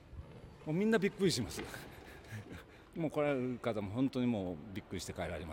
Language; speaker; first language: Japanese; native; Japanese